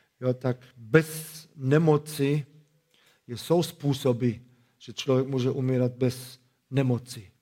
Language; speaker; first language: Czech; non-native, fluent; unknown